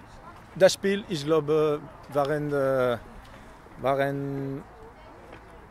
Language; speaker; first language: German; non-native, learner; French